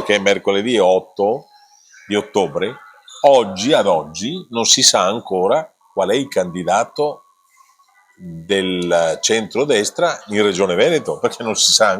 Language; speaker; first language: Italian; native; Italian